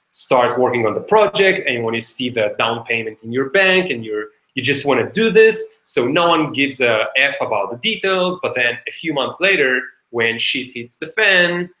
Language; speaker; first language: English; non-native, fluent; Hebrew